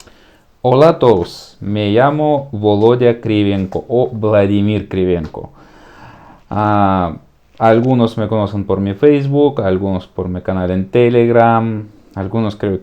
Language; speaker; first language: Spanish; non-native, fluent; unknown